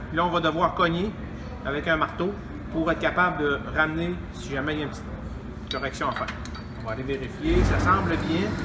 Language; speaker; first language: French; native; French